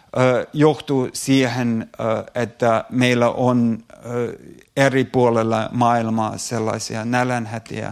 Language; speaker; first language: Finnish; non-native, fluent; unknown